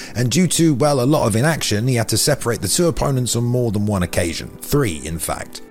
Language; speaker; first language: English; native; English